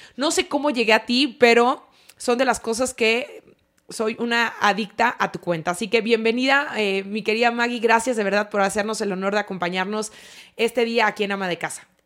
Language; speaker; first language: Spanish; native; Spanish